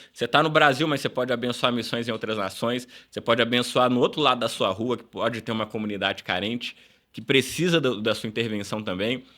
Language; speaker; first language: Portuguese; early bilingual, other home language; Upper Guinea Crioulo